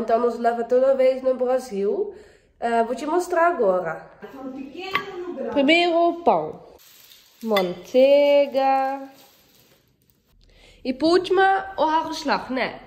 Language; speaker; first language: Portuguese; non-native, learner; Dutch